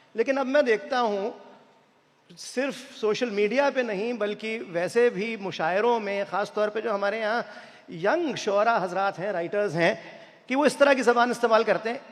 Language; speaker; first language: Urdu; native; Urdu